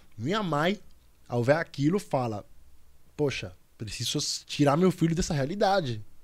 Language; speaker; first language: Portuguese; non-native, fluent; Spanish